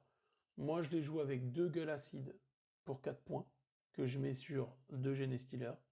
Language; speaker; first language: French; native; French